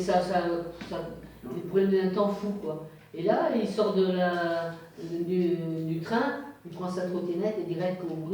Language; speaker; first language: French; native; French